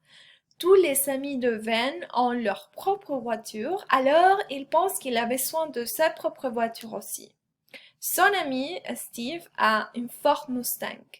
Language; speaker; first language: French; non-native, fluent; Spanish